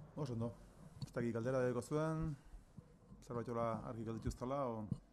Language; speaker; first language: Basque; native; Basque